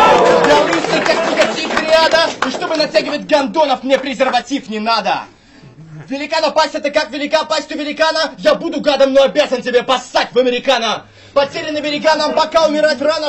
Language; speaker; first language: Russian; native; Russian